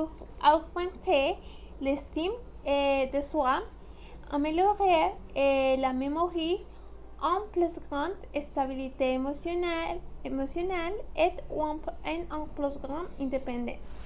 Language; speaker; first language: French; non-native, learner; Spanish